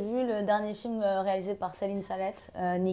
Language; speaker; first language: French; native; French